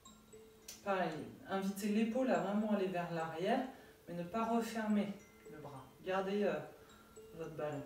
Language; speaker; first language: French; native; French